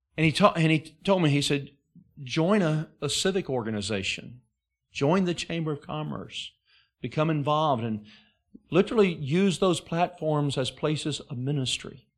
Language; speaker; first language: English; native; English